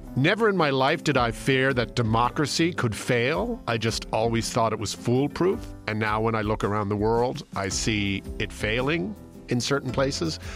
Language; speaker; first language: English; native; English